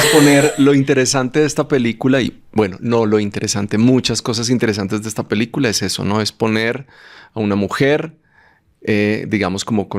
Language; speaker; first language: Spanish; native; Spanish